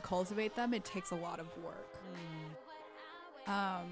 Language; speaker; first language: English; early bilingual, other home language; Korean